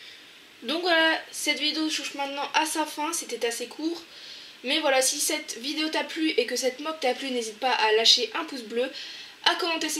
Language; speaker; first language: French; native; French